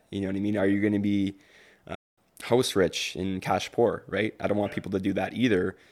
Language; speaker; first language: English; native; English